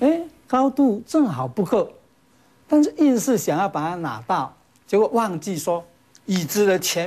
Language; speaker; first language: Chinese; native; Chinese